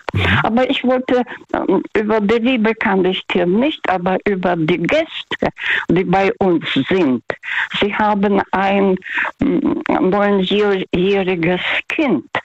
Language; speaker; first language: German; non-native, fluent; Russian